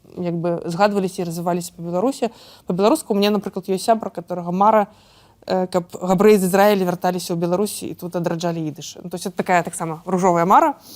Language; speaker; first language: Belarusian; non-native, local second language; Russian